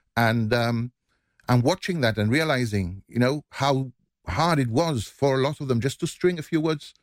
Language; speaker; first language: English; non-native, fluent; Spanish